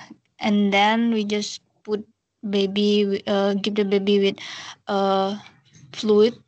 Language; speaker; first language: English; non-native, learner; Indonesian